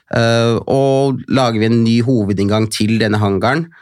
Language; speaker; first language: Norwegian; native; Norwegian